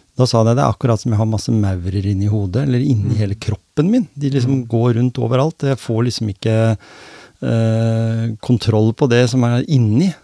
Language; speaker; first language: Norwegian; native; Norwegian